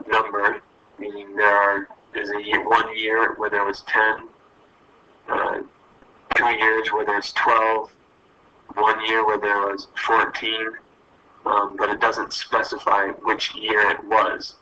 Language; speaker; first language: English; native; English